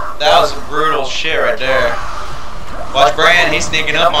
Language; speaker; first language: English; native; English